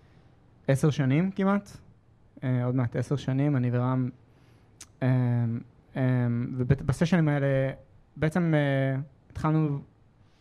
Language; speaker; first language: Hebrew; native; Hebrew